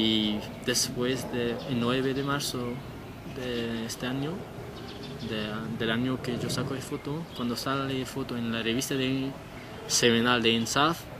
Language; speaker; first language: Spanish; non-native, learner; Persian